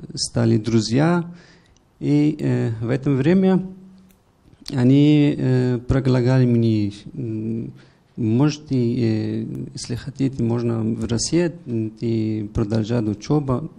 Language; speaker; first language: Russian; non-native, learner; Persian